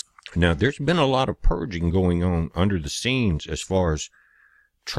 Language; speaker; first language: English; native; English